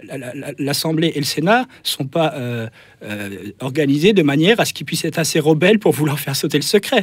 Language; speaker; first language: French; native; French